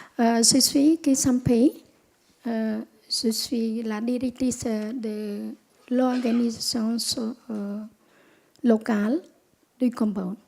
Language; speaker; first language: French; non-native, local second language; Khmer